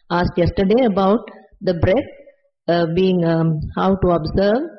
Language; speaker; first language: English; non-native, local second language; Sinhala